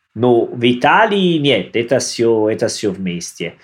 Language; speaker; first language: Russian; non-native, learner; Italian